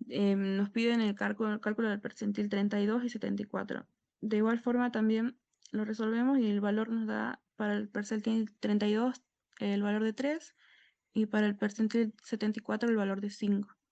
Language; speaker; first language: Spanish; native; Spanish